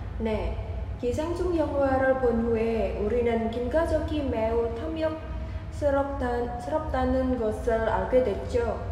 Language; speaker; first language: Korean; non-native, learner; Indonesian